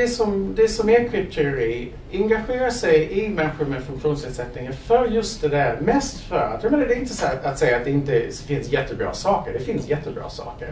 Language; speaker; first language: Swedish; non-native, fluent; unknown